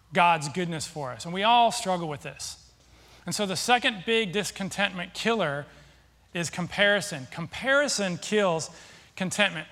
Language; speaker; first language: English; native; English